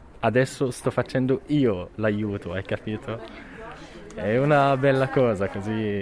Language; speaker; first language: Italian; non-native, learner; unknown